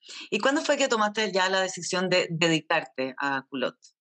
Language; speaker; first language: Spanish; native; Spanish